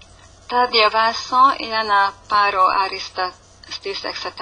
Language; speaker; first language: Greek; non-native, learner; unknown